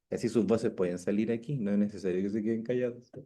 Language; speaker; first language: Spanish; native; Spanish